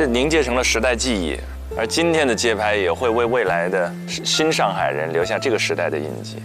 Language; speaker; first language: Chinese; native; Chinese